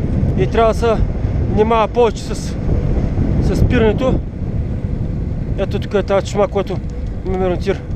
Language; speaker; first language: Bulgarian; native; Bulgarian